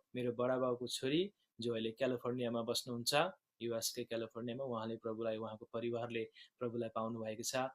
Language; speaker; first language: Nepali; native; Nepali